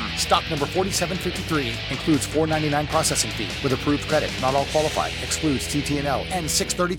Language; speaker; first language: English; native; English